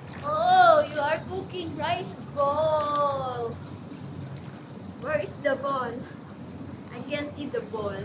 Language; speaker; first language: English; non-native, local second language; Filipino